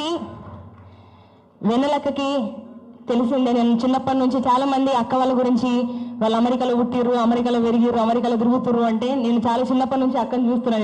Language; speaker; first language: Telugu; native; Telugu